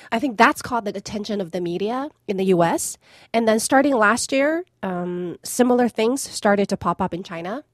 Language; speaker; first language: English; non-native, fluent; Chinese